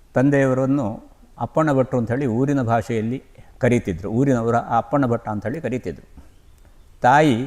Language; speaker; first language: Kannada; native; Kannada